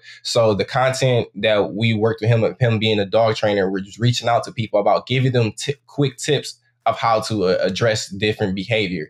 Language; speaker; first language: English; native; English